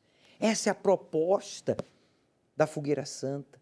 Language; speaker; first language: Portuguese; native; Portuguese